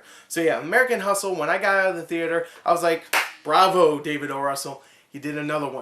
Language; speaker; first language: English; native; English